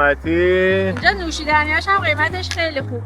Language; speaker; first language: Persian; native; Persian